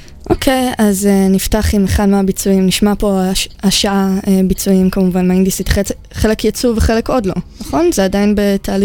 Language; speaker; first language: Hebrew; native; Hebrew